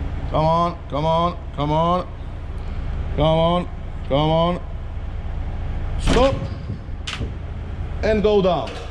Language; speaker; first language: English; non-native, learner; Polish